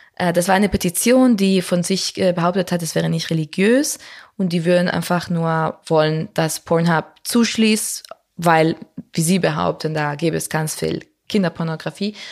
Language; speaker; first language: German; non-native, fluent; Spanish